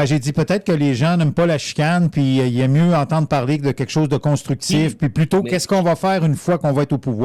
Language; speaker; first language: French; native; French